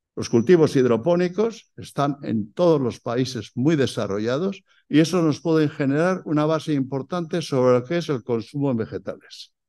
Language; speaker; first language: Spanish; native; Spanish